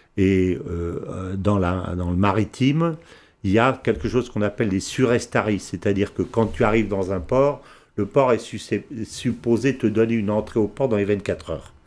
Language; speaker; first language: French; early bilingual, heritage; French